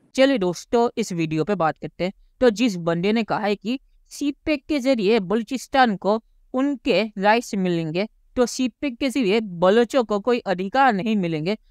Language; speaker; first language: Hindi; native; Hindi